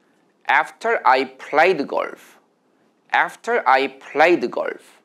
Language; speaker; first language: English; non-native, fluent; Korean